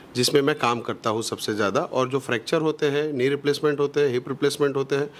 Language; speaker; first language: Hindi; non-native, local second language; Gujarati